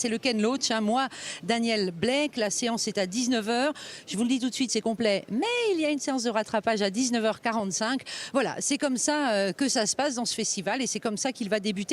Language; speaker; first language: French; native; French